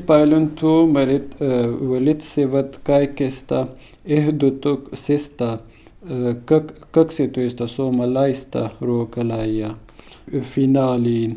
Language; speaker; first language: Finnish; non-native, learner; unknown